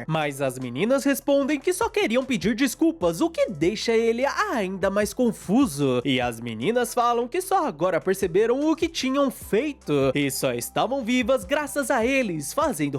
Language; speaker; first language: Portuguese; native; Portuguese